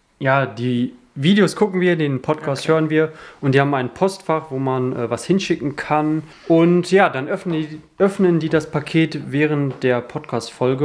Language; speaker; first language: German; native; German